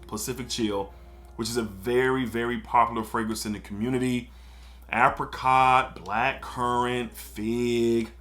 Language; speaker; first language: English; native; English